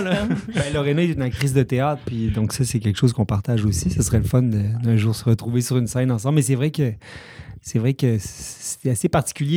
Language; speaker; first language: French; native; French